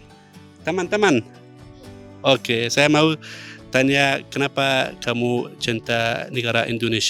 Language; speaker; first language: Indonesian; non-native, fluent; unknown